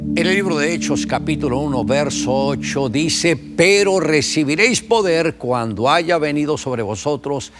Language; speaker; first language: Spanish; native; Spanish